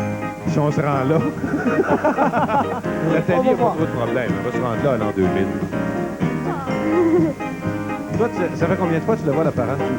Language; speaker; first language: French; native; French